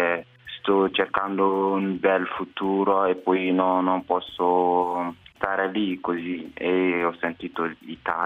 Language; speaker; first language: Italian; non-native, fluent; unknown